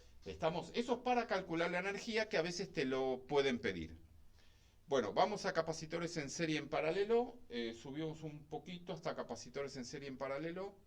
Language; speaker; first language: Spanish; native; Spanish